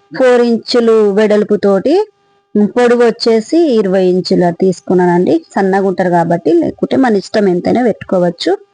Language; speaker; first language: Telugu; non-native, local second language; Marathi